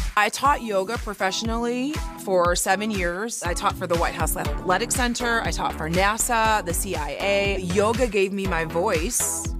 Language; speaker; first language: English; native; English